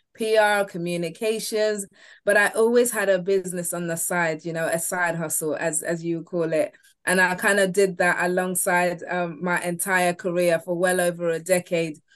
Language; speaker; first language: English; early bilingual, other home language; Yoruba